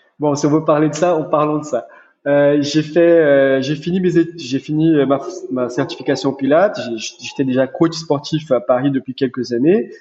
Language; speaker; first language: French; non-native, fluent; Portuguese